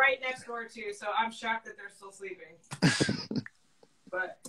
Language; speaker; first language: English; native; English